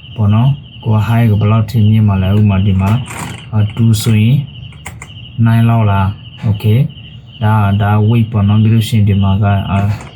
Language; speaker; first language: Burmese; non-native, local second language; Shan